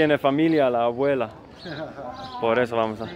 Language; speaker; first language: Spanish; non-native, learner; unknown